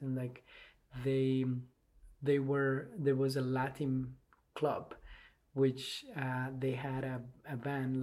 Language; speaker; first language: English; non-native, fluent; Spanish